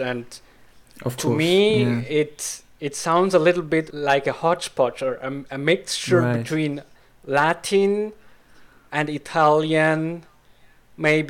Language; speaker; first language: English; non-native, fluent; Swiss German